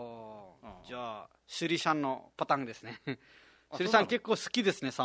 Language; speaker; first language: Japanese; non-native, fluent; Nepali